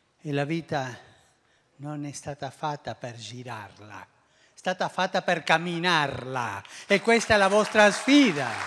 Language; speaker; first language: Italian; non-native, fluent; Spanish